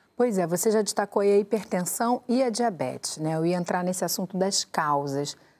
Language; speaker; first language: Portuguese; native; Portuguese